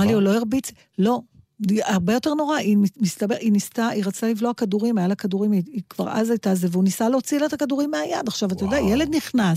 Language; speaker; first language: Hebrew; native; Hebrew